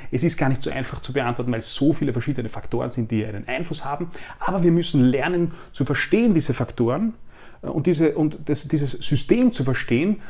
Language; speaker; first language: German; native; German